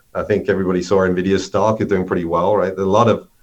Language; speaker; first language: English; native; English